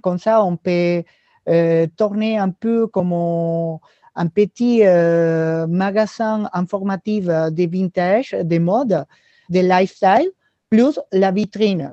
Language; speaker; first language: French; non-native, learner; Spanish